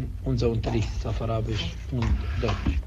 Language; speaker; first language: German; non-native, fluent; Arabic